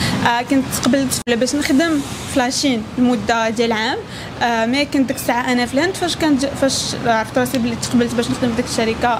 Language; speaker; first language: Arabic; native; Arabic